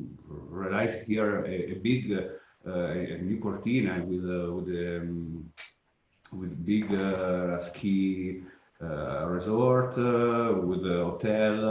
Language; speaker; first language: English; non-native, learner; Italian